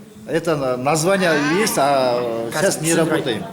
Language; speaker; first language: Russian; non-native, local second language; Kazakh